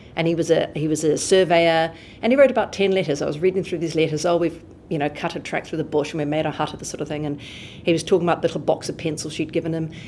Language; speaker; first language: English; native; English